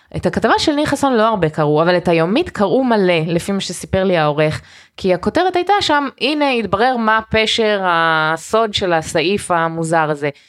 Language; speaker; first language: Hebrew; early bilingual, heritage; Hebrew